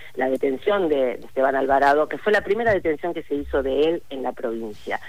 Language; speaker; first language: Spanish; native; Spanish